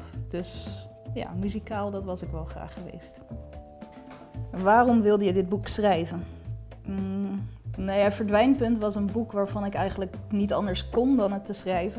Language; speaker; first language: Dutch; native; Dutch